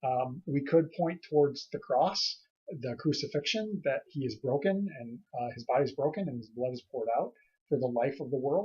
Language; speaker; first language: English; native; English